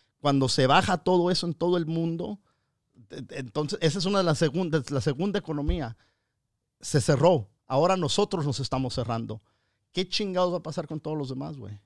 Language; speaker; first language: Spanish; early bilingual, other home language; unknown